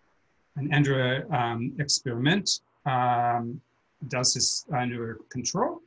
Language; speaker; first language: German; non-native, learner; English